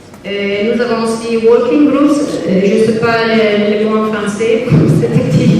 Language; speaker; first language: French; non-native, learner; Italian